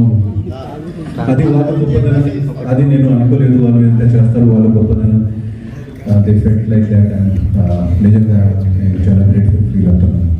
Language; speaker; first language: Telugu; non-native, fluent; Hindi